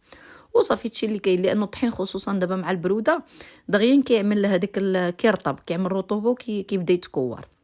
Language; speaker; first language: Arabic; native; Arabic